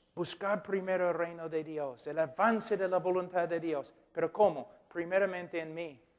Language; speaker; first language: Spanish; non-native, fluent; English